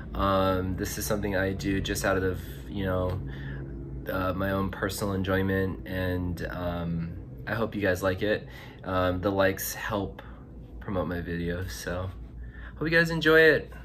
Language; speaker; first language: English; native; English